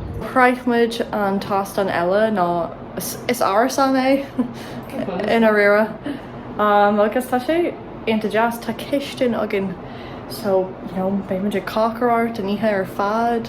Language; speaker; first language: Irish; non-native, local second language; English